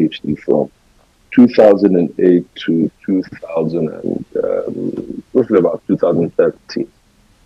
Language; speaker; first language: English; non-native, local second language; Yoruba